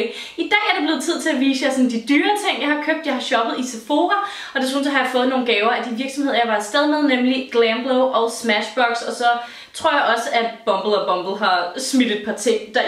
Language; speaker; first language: Danish; native; Danish